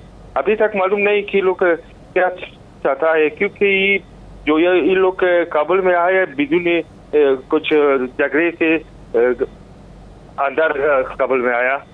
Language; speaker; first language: Hindi; non-native, learner; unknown